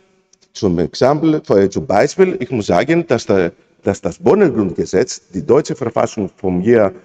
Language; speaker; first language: German; non-native, fluent; Greek